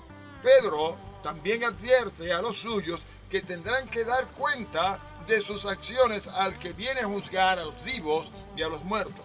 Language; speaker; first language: Spanish; native; Spanish